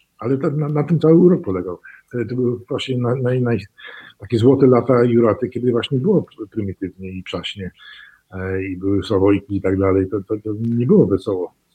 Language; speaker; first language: Polish; early bilingual, heritage; Polish